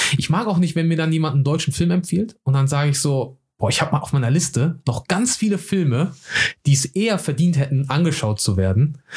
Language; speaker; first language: German; early bilingual, other home language; Turkish